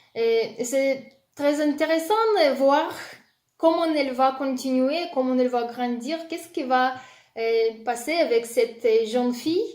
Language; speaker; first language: French; non-native, learner; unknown